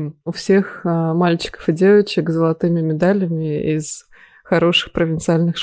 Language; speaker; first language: Russian; native; Russian